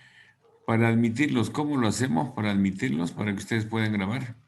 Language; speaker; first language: Spanish; native; Spanish